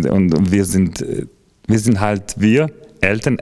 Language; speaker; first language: German; non-native, fluent; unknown